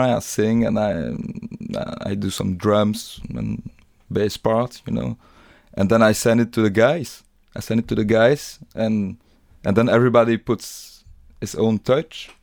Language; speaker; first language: English; non-native, fluent; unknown